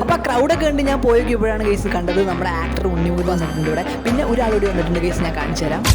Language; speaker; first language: Malayalam; native; Malayalam